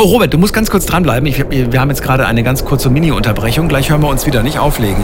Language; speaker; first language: German; native; German